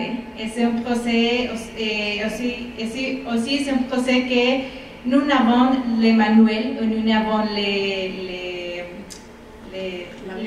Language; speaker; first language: French; non-native, fluent; Spanish